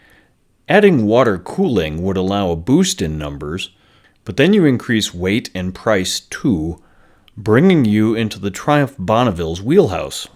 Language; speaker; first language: English; native; English